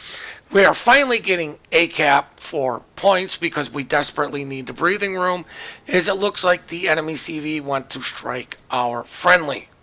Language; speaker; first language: English; native; English